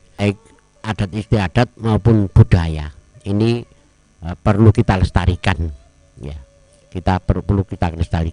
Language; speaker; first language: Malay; non-native, local second language; Javanese